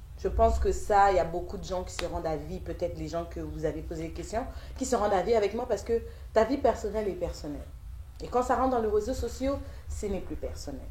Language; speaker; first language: French; native; French